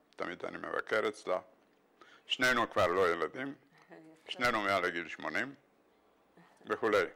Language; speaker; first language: Hebrew; non-native, fluent; Bulgarian